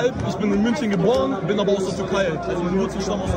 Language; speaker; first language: German; early bilingual, other home language; Turkish